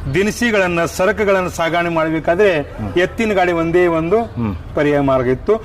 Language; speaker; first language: Kannada; non-native, local second language; Marathi